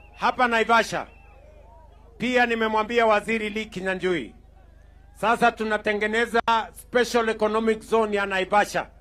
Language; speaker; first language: Swahili; non-native, local second language; Kalenjin